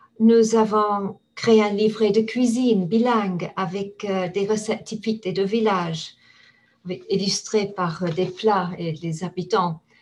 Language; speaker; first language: French; non-native, fluent; English